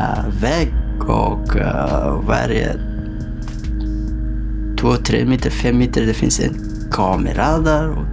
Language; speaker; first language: Swedish; non-native, learner; Persian